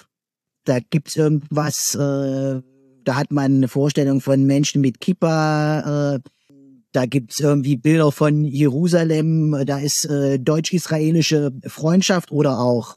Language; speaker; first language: German; native; German